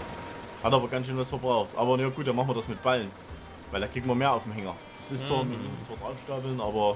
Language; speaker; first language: German; native; German